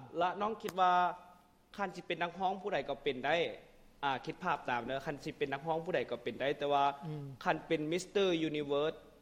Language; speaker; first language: Lao; non-native, local second language; Hmong